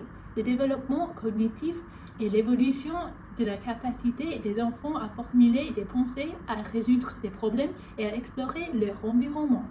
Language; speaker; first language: French; non-native, fluent; English